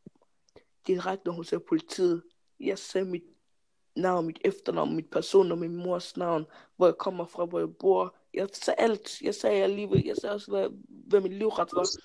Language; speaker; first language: Danish; early bilingual, other home language; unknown